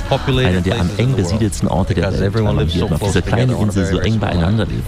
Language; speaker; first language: German; native; German